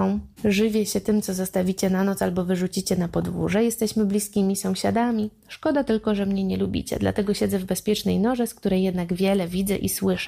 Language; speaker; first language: Polish; native; Polish